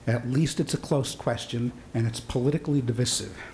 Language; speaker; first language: English; native; English